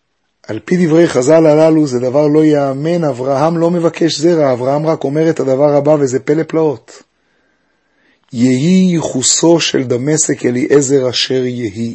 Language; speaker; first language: Hebrew; native; Hebrew